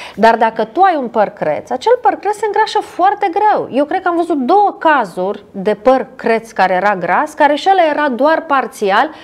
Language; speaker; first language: Romanian; non-native, fluent; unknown